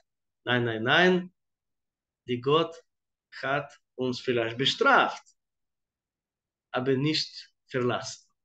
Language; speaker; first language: German; non-native, fluent; Hebrew